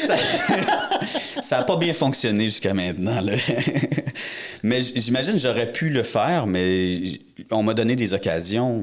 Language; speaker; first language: French; native; French